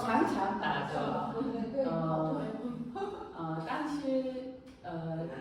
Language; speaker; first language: Chinese; non-native, learner; Thai